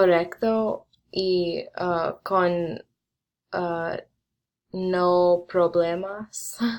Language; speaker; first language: Spanish; non-native, learner; English